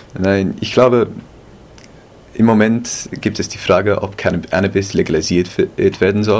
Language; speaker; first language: German; non-native, fluent; English